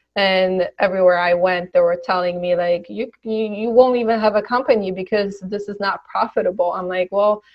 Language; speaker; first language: English; early bilingual, other home language; Polish